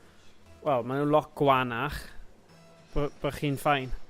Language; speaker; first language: Welsh; non-native, local second language; English